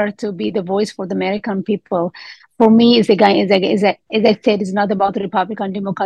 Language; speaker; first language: English; early bilingual, other home language; Amharic